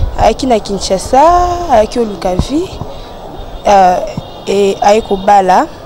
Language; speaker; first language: Lingala; non-native, local second language; Luba-Lulua